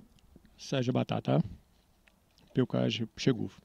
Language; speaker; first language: Polish; non-native, learner; Portuguese